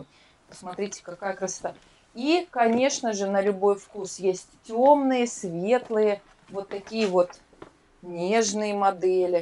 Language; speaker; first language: Russian; native; Russian